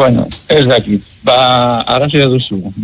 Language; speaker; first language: Basque; non-native, local second language; Spanish